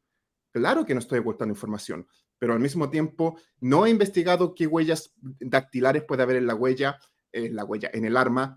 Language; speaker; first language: Spanish; native; Spanish